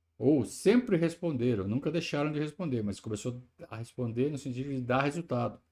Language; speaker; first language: Portuguese; native; Portuguese